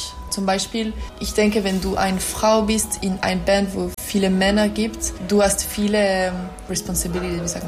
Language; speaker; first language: German; non-native, fluent; English